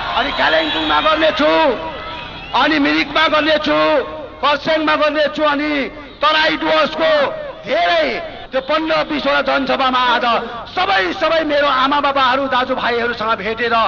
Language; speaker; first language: Nepali; native; Nepali